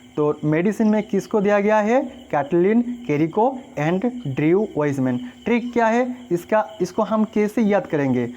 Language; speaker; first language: Hindi; non-native, local second language; Bangla